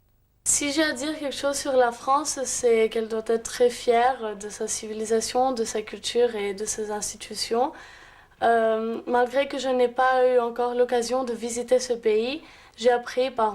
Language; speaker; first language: French; early bilingual, heritage; Greek